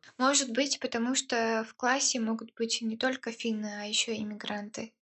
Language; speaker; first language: Russian; early bilingual, heritage; Russian